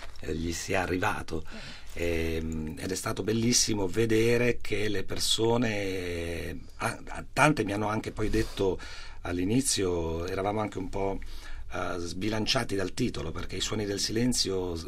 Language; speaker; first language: Italian; native; Italian